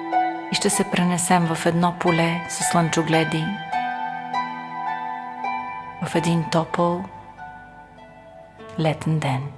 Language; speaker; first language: Bulgarian; native; Bulgarian